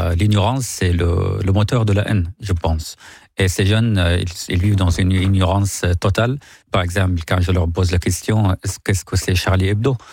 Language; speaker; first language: French; non-native, fluent; Arabic